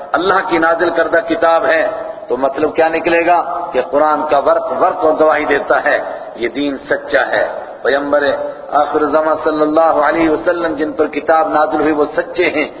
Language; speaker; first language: Urdu; non-native, local second language; Punjabi